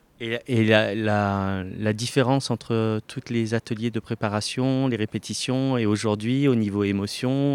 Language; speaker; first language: French; native; French